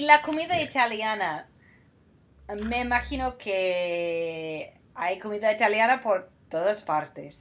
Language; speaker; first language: Spanish; non-native, fluent; English